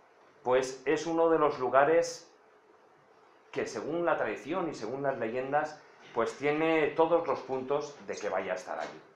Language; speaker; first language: Spanish; native; Spanish